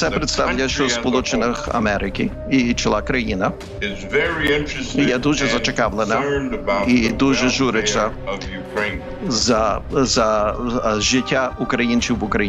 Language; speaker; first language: Ukrainian; early bilingual, heritage; Ukrainian